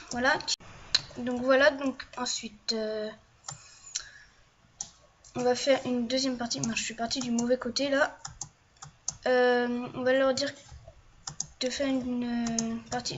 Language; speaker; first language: French; native; French